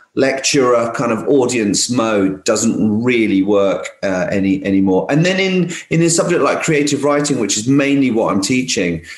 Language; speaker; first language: English; native; English